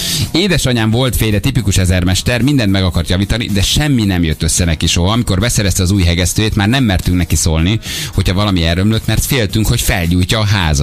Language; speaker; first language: Hungarian; native; Hungarian